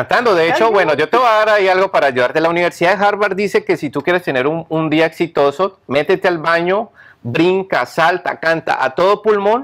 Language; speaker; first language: Spanish; native; Spanish